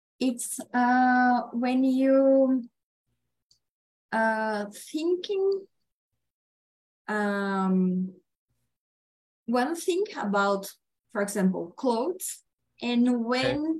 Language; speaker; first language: English; non-native, learner; Portuguese